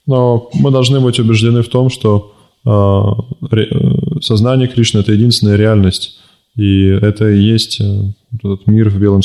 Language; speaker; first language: Russian; native; Russian